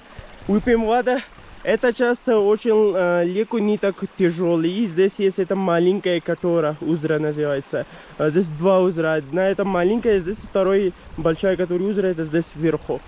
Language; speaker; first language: Russian; non-native, learner; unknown